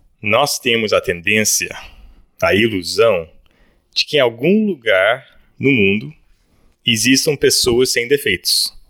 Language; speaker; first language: Portuguese; early bilingual, other home language; English